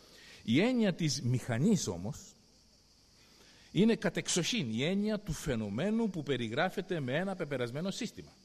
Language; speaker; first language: Greek; native; Greek